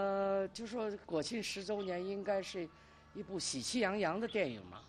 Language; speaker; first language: Chinese; native; Chinese